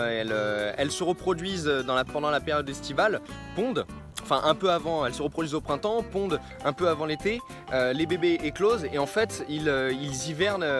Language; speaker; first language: French; native; French